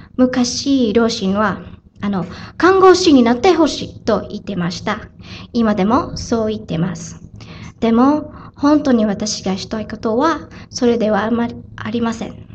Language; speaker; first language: Japanese; non-native, learner; Filipino